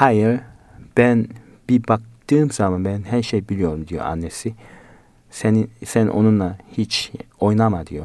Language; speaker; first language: Turkish; non-native, fluent; Korean